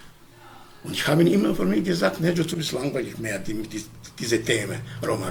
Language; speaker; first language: German; non-native, learner; Romany